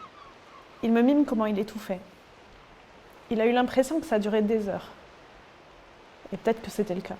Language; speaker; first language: French; native; French